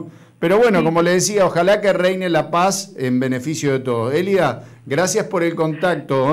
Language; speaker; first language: Spanish; native; Spanish